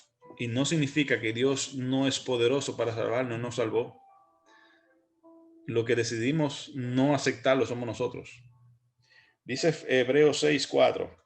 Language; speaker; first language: Spanish; native; Spanish